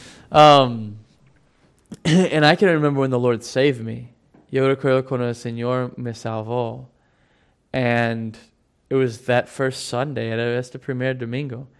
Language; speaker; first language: English; native; English